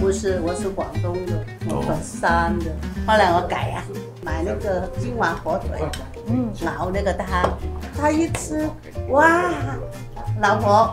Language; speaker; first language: Chinese; non-native, local second language; Cantonese